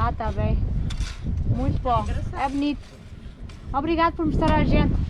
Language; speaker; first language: Portuguese; non-native, learner; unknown